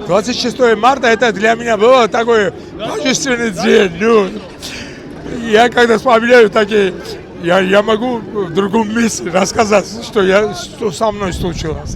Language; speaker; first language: Russian; non-native, fluent; Georgian